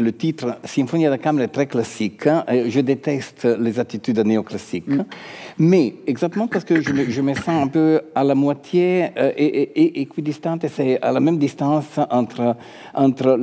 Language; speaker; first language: French; non-native, fluent; Italian